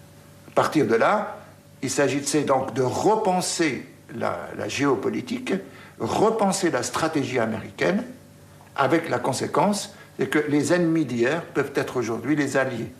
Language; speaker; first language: French; native; French